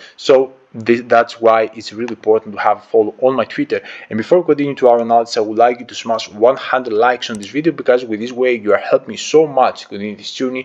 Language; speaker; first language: English; non-native, fluent; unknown